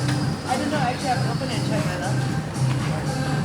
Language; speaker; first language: English; non-native, local second language; Filipino